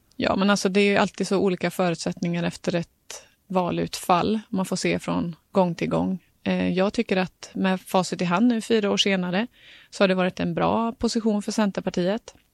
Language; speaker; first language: Swedish; native; Swedish